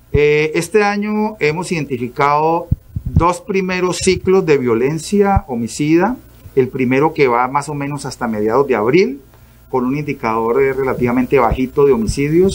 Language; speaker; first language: Spanish; native; Spanish